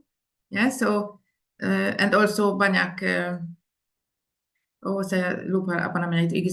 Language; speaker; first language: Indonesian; non-native, fluent; Hungarian